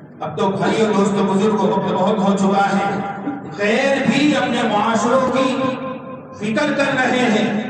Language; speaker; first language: Urdu; non-native, local second language; Gujarati